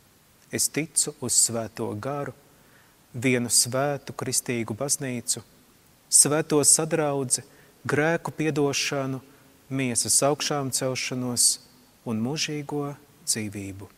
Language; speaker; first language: Latvian; native; Latvian